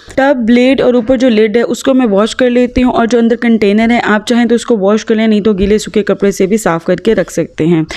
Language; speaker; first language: Urdu; native; Urdu